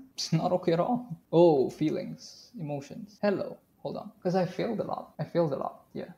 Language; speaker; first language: English; non-native, fluent; Indonesian